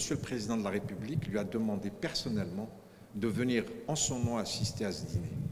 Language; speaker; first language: French; non-native, local second language; Arabic